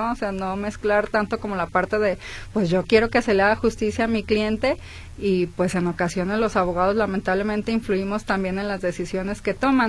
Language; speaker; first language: Spanish; native; Spanish